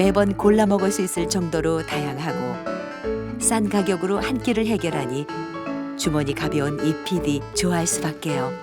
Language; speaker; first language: Korean; native; Korean